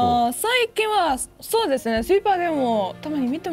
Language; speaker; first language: Japanese; non-native, fluent; Dutch